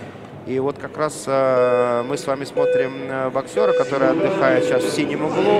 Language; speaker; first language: Russian; native; Russian